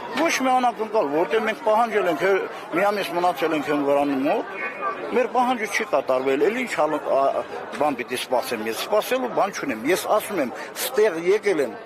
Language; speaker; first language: Armenian; native; Armenian